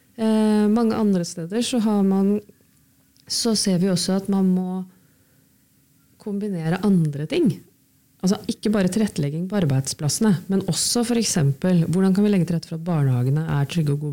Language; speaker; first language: Norwegian; native; Norwegian